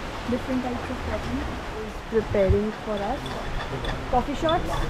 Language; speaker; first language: English; non-native, local second language; Hindi